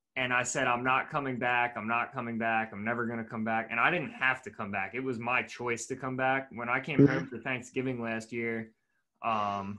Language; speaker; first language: English; native; English